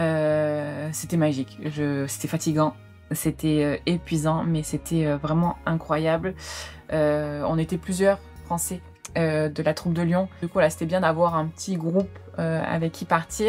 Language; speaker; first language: French; native; French